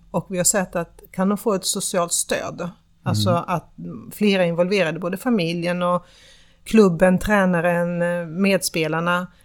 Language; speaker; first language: Swedish; native; Swedish